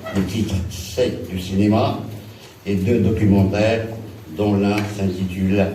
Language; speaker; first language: French; non-native, local second language; Arabic